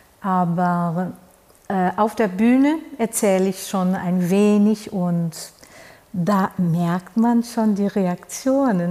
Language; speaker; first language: German; non-native, fluent; Portuguese